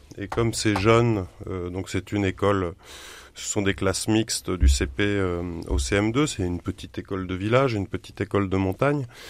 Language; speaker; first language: French; native; French